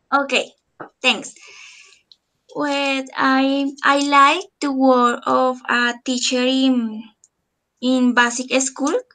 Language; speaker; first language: English; non-native, learner; Spanish